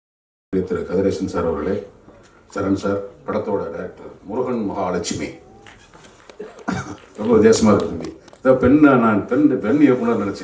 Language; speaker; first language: Tamil; native; Tamil